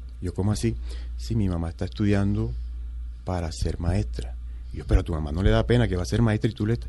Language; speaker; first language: Spanish; native; Spanish